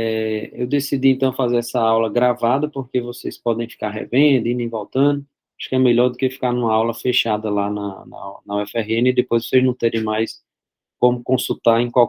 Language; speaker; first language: Portuguese; native; Portuguese